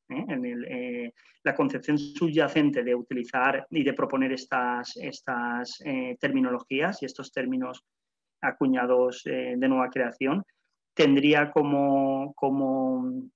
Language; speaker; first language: Spanish; native; Spanish